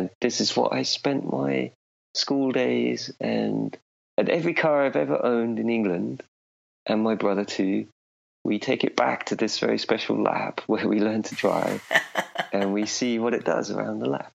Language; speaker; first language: English; native; English